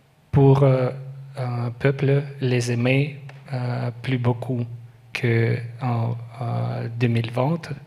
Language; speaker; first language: French; non-native, learner; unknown